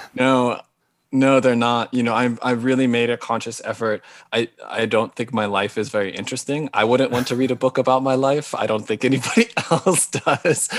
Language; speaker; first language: English; native; English